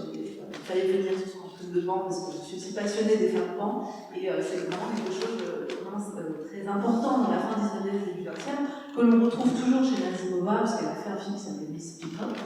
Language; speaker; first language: French; native; French